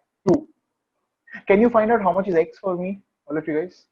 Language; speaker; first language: English; non-native, local second language; Hindi